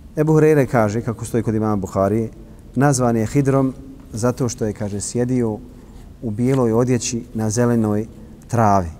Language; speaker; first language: Bosnian; native; Bosnian